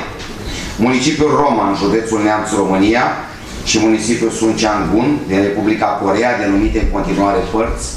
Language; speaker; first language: Romanian; native; Romanian